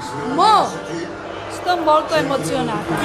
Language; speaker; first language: Italian; non-native, learner; Georgian